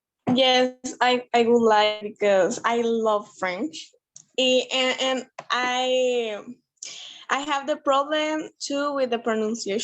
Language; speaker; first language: English; non-native, learner; Spanish